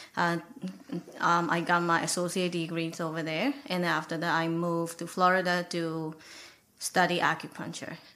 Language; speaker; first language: English; non-native, fluent; Burmese